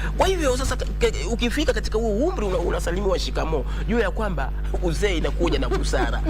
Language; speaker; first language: Swahili; native; Swahili